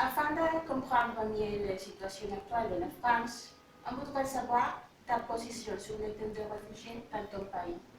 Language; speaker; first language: French; non-native, learner; Spanish